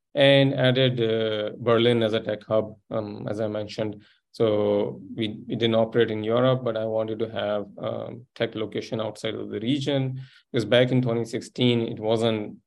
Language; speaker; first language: English; non-native, local second language; Sindhi